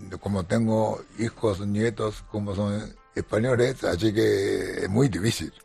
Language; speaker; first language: Spanish; non-native, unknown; Japanese